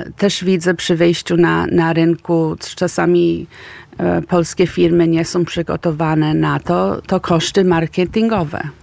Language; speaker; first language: Polish; early bilingual, heritage; Polish